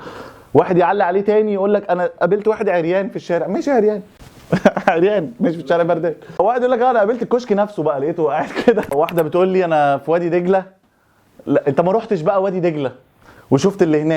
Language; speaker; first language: Arabic; native; Arabic